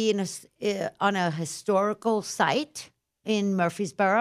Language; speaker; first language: English; early bilingual, other home language; Italian